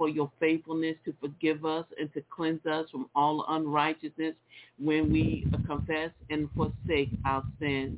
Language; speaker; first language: English; native; English